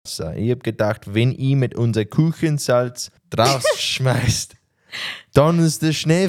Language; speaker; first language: German; non-native, learner; English